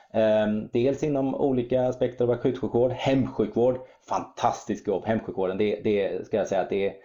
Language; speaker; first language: Swedish; early bilingual, other home language; German